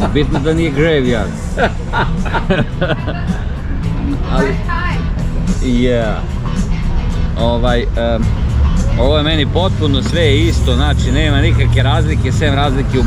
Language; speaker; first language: Serbian; native; Serbian